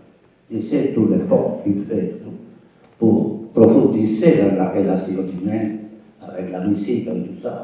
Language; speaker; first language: French; non-native, fluent; Spanish